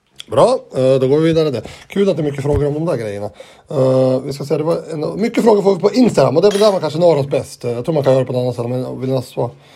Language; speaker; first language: Swedish; native; Swedish